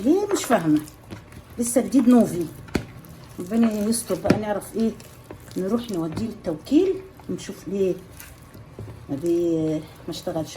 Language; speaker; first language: Arabic; native; Arabic